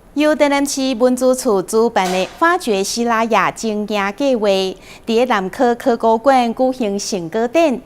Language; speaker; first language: Chinese; native; Chinese